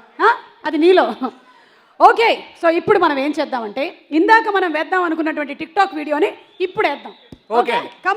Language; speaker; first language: Telugu; native; Telugu